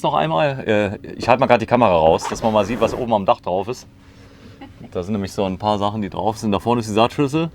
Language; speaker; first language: German; native; German